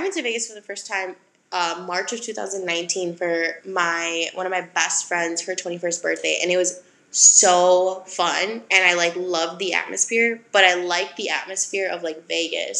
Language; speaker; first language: English; native; English